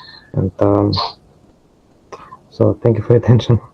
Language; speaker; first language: English; non-native, fluent; Russian